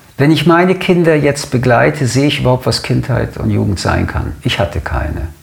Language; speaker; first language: German; early bilingual, other home language; French